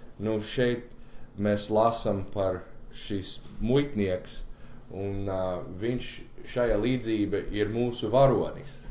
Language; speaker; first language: Latvian; early bilingual, heritage; Latvian